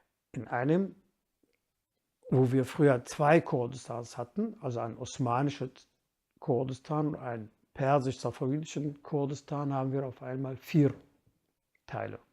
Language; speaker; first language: German; non-native, fluent; Kurdish